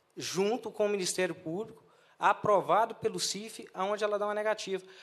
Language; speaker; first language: Portuguese; native; Portuguese